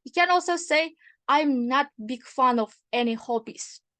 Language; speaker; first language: English; non-native, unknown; Kazakh